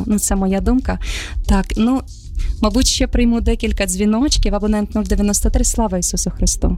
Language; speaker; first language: Ukrainian; native; Ukrainian